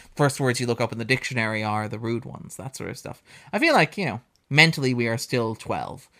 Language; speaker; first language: English; native; English